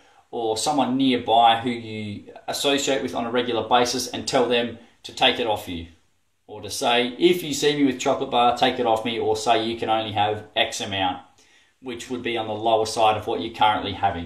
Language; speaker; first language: English; native; English